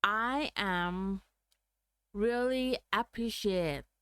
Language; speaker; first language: English; non-native, learner; Thai